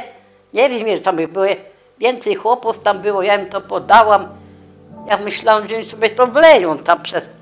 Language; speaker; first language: Polish; non-native, local second language; Kashubian